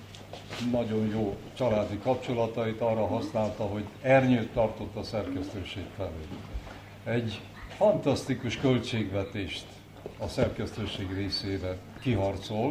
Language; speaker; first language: Hungarian; native; Hungarian